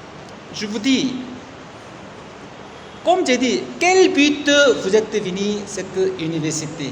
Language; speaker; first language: French; non-native, learner; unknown